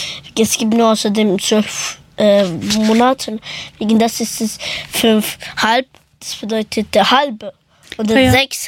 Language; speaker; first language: German; early bilingual, other home language; Persian